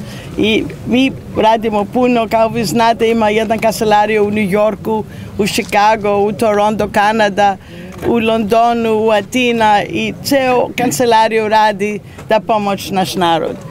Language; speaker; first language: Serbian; non-native, learner; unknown